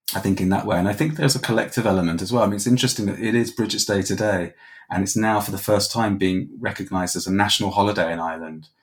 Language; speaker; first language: English; native; English